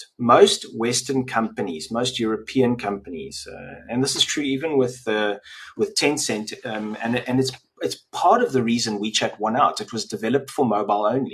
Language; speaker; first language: English; native; English